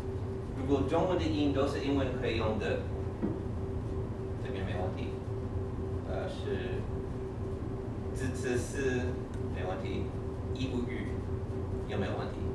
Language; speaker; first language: Chinese; non-native, fluent; English